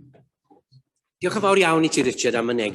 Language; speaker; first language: Welsh; native; Welsh